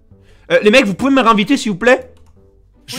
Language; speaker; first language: French; native; French